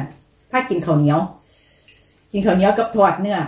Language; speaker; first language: German; non-native, learner; Thai